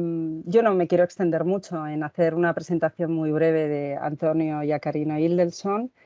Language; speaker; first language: Spanish; native; Spanish